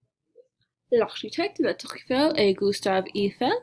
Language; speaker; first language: French; non-native, learner; English